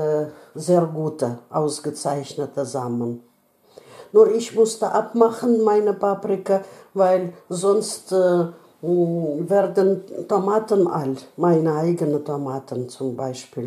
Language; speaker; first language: German; non-native, learner; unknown